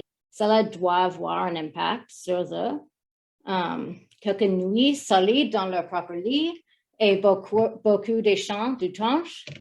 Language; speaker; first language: French; non-native, learner; English